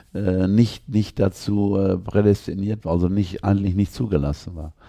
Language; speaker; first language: German; native; German